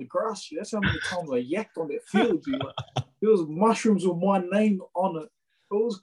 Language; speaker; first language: English; native; English